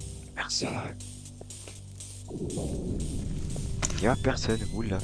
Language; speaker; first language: French; native; French